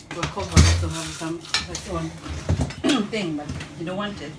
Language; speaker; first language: English; non-native, learner; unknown